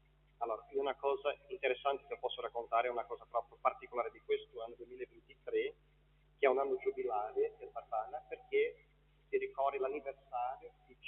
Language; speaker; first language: Italian; non-native, fluent; Portuguese